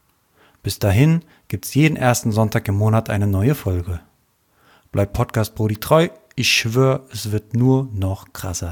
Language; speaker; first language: German; native; German